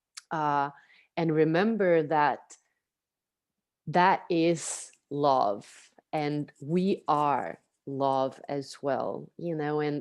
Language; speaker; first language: English; non-native, fluent; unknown